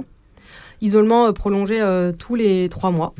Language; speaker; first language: French; native; French